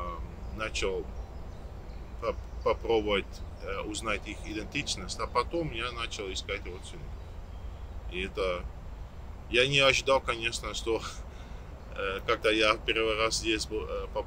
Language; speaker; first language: Russian; non-native, fluent; Dutch